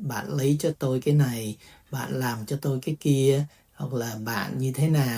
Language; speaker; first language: Vietnamese; early bilingual, heritage; Vietnamese